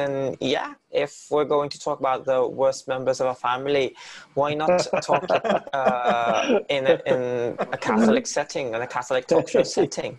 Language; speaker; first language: English; non-native, local second language; Filipino